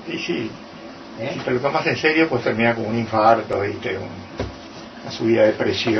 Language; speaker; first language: Spanish; native; Spanish